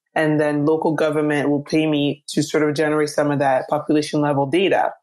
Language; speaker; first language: English; early bilingual, other home language; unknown